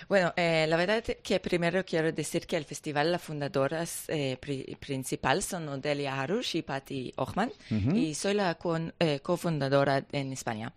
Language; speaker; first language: Spanish; non-native, learner; Hebrew